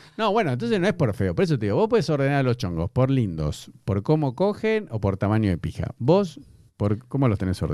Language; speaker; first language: Spanish; native; Spanish